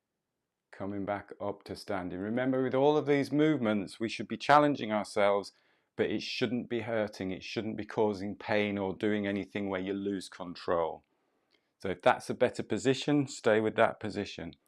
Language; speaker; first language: English; native; English